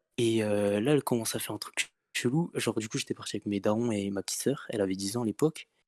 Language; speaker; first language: French; native; French